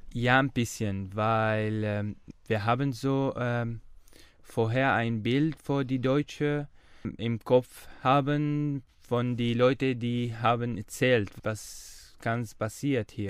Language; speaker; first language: German; non-native, learner; Arabic